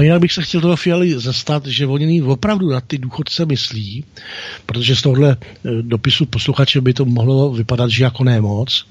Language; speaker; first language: Czech; native; Czech